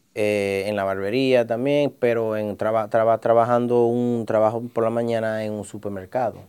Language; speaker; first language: Spanish; early bilingual, heritage; Spanish